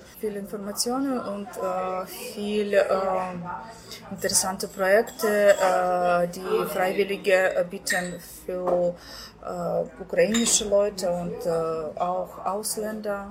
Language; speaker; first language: German; non-native, learner; Ukrainian